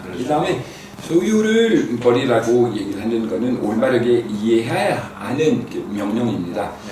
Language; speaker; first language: Korean; non-native, fluent; French